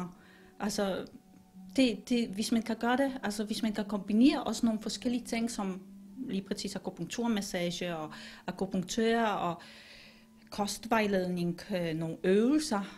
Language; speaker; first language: Danish; non-native, fluent; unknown